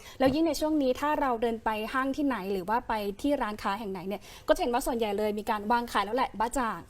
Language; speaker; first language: Thai; native; Thai